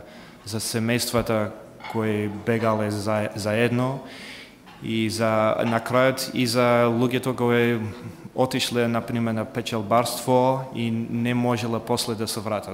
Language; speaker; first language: Macedonian; non-native, fluent; English